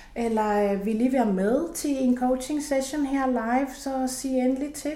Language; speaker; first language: Danish; non-native, fluent; Spanish